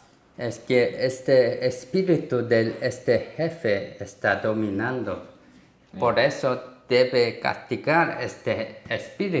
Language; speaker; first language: Spanish; non-native, learner; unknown